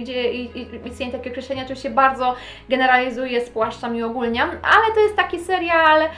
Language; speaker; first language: Polish; native; Polish